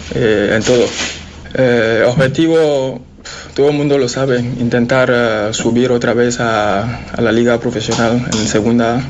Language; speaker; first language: Spanish; non-native, fluent; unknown